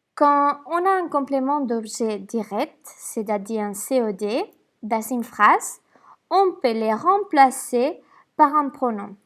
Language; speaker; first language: French; non-native, fluent; Spanish